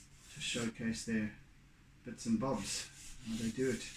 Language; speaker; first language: English; native; English